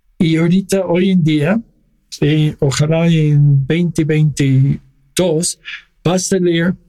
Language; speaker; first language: Spanish; non-native, fluent; English